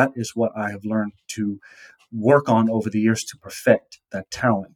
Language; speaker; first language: English; native; English